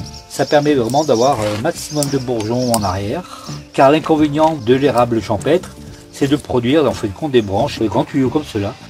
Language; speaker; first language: French; native; French